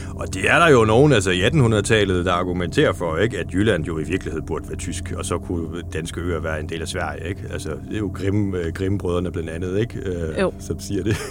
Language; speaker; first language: Danish; non-native, fluent; German